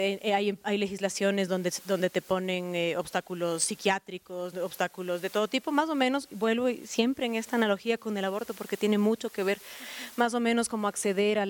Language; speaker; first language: Spanish; native; Spanish